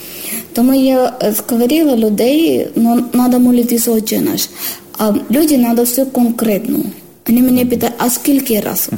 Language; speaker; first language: Ukrainian; non-native, learner; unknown